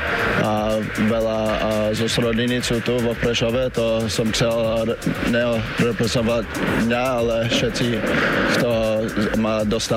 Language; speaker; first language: Slovak; early bilingual, heritage; Slovak